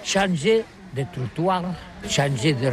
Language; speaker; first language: French; non-native, learner; Catalan